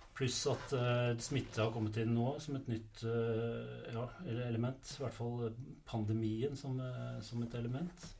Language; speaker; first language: Norwegian; native; Norwegian